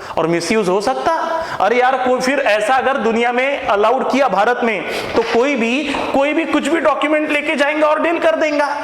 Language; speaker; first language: Hindi; non-native, local second language; Marathi